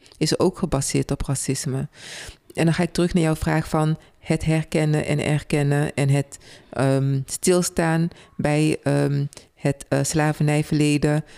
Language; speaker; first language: Dutch; early bilingual, other home language; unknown